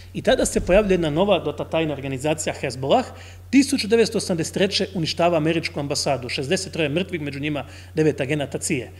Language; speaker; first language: Croatian; native; Croatian